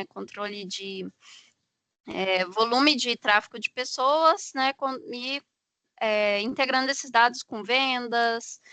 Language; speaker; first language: Portuguese; native; Portuguese